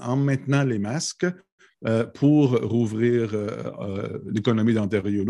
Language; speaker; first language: French; non-native, local second language; English